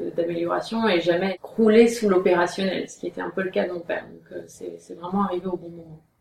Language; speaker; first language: French; native; French